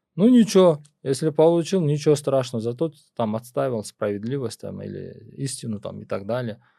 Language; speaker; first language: Russian; non-native, local second language; Kyrgyz